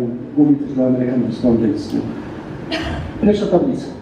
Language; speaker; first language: Polish; native; Polish